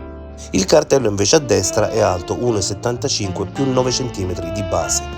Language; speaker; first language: Italian; native; Italian